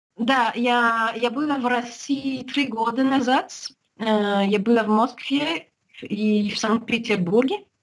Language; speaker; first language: Russian; non-native, learner; French